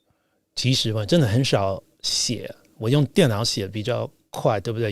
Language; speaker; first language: Chinese; non-native, fluent; English